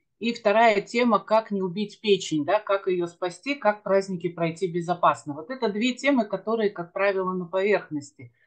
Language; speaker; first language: Russian; native; Russian